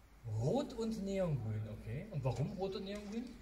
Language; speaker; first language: German; native; German